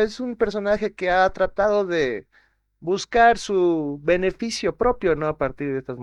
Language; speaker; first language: Spanish; native; Spanish